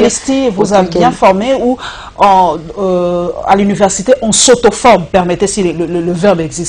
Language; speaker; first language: French; non-native, local second language; Lingala